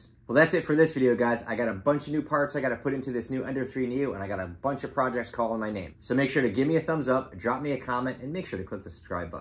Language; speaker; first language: English; native; English